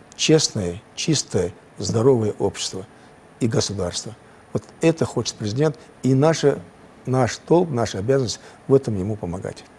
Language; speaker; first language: Russian; non-native, local second language; Chechen